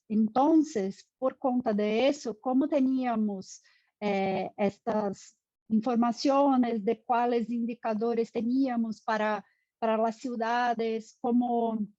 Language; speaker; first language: Spanish; non-native, fluent; Portuguese